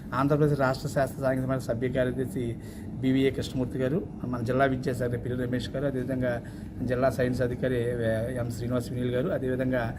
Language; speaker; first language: Telugu; native; Telugu